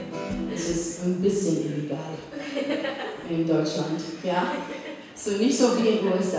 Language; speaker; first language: German; non-native, fluent; English